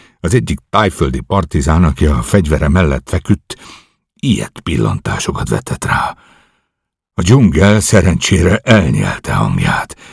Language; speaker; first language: Hungarian; native; Hungarian